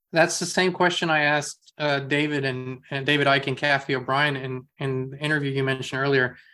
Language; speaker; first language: English; non-native, fluent; German